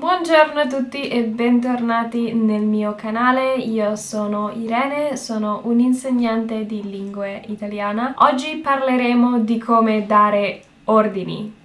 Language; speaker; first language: Italian; native; Italian